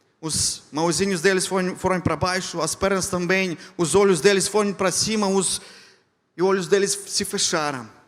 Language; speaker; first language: Portuguese; non-native, fluent; Ukrainian